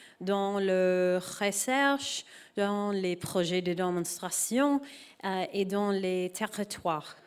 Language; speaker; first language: French; non-native, learner; English